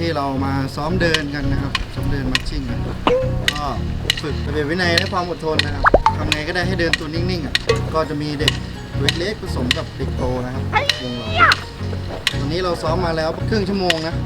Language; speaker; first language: Thai; native; Thai